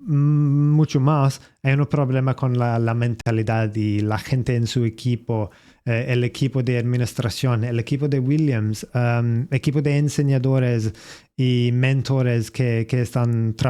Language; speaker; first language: Spanish; non-native, learner; English